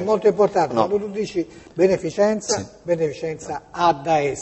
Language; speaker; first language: Italian; native; Italian